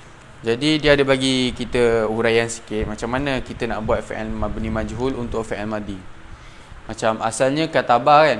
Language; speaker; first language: Malay; native; Malay